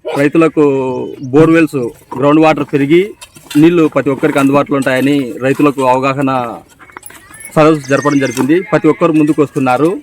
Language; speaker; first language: Telugu; native; Telugu